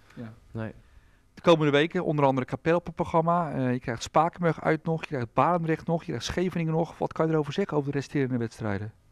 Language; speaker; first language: Dutch; native; Dutch